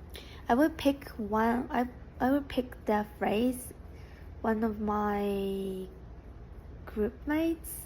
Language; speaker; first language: English; non-native, fluent; Japanese